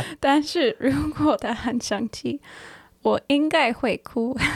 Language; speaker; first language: Chinese; non-native, learner; English